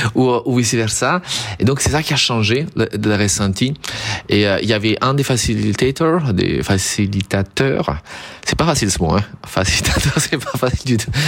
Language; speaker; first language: French; non-native, fluent; Italian